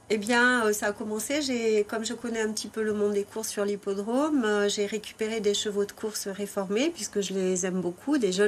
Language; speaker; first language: French; native; French